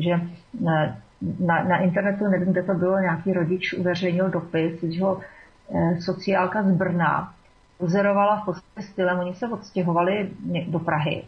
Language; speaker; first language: Czech; native; Czech